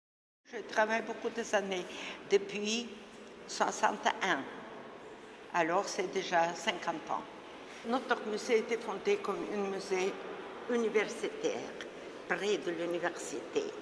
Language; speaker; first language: French; non-native, fluent; Russian